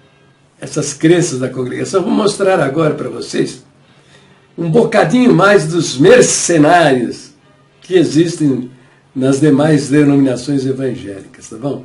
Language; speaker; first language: Portuguese; native; Portuguese